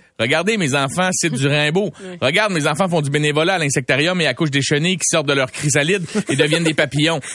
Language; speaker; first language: French; native; French